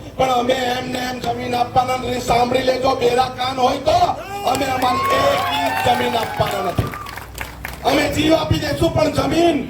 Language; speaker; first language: Gujarati; non-native, local second language; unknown